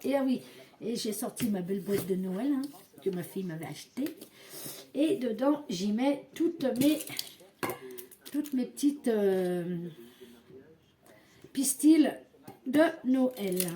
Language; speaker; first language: French; native; French